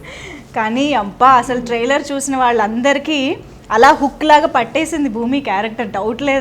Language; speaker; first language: Telugu; native; Telugu